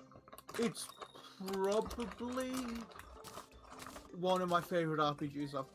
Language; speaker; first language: English; native; English